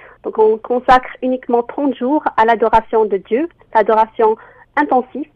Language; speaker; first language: French; non-native, local second language; Arabic